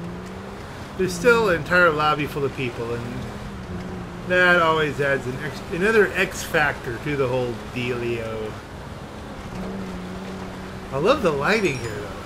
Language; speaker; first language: English; native; English